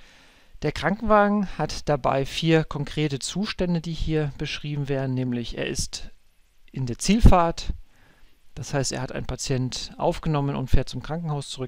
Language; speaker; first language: German; native; German